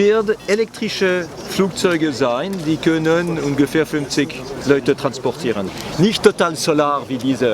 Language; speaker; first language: German; non-native, local second language; French